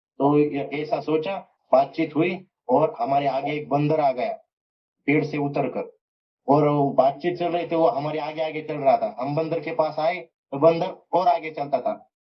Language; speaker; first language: Hindi; non-native, local second language; Marathi